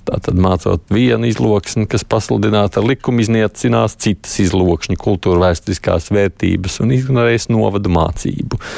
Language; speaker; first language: Latvian; native; Latvian